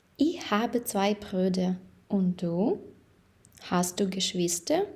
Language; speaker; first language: German; non-native, fluent; Ukrainian